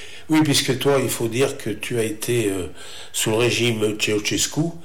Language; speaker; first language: French; native; French